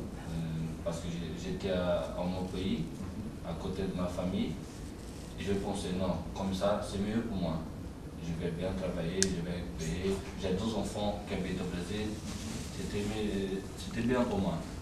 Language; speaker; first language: French; non-native, learner; Portuguese